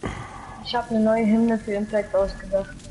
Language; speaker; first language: German; non-native, learner; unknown